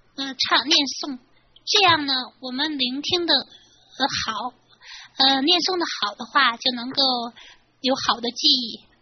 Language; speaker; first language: Chinese; native; Chinese